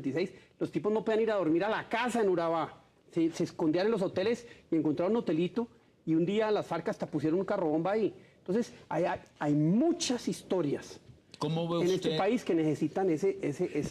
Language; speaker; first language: Spanish; native; Spanish